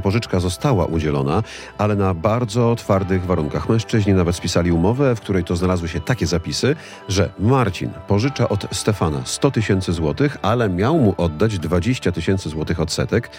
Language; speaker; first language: Polish; native; Polish